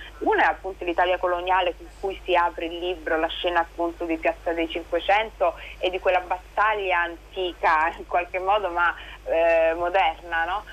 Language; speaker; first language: Italian; native; Italian